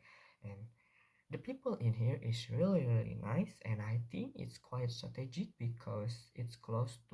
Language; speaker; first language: English; non-native, learner; Indonesian